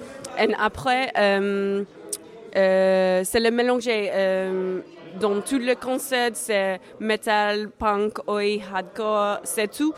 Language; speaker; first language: French; non-native, learner; English